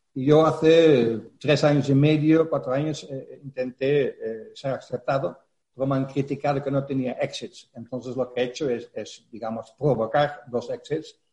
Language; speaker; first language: Spanish; non-native, fluent; Dutch